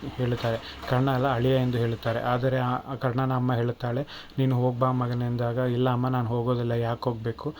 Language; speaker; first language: Kannada; native; Kannada